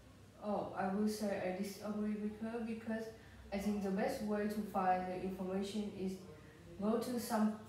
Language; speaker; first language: English; non-native, learner; Vietnamese